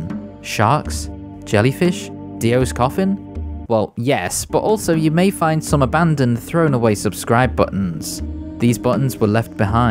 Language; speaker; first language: English; native; English